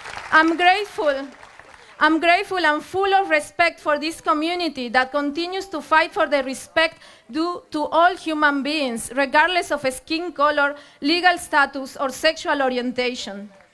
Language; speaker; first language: English; non-native, fluent; Spanish